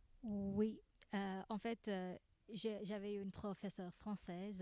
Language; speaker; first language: French; non-native, fluent; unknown